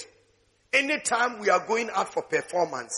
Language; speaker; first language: English; non-native, local second language; Akan